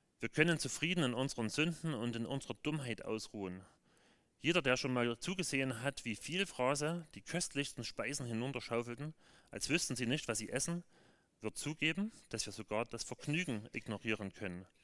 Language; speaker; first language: German; native; German